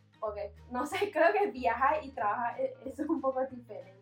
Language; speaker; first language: Spanish; non-native, learner; Chinese